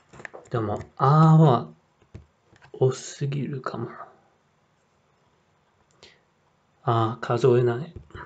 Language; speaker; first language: Japanese; non-native, learner; English